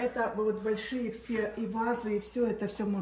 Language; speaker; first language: Russian; native; Russian